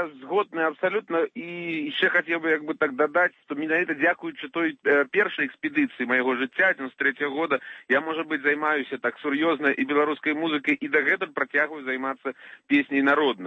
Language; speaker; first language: Belarusian; native; Belarusian